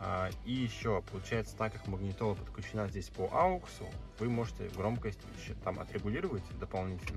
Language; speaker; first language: Russian; native; Russian